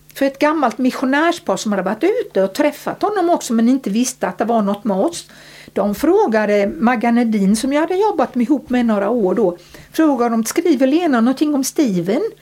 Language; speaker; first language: Swedish; early bilingual, other home language; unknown